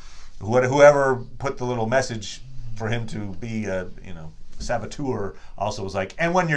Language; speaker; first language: English; native; English